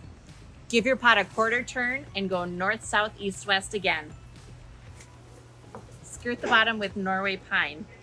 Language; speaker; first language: English; native; English